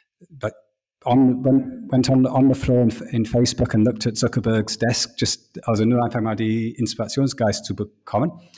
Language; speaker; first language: English; native; English